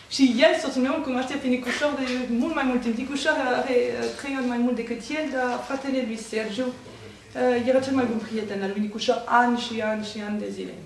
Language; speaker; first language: Romanian; non-native, fluent; French